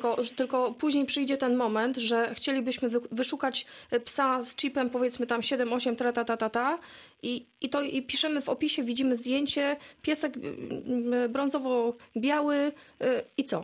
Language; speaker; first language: Polish; native; Polish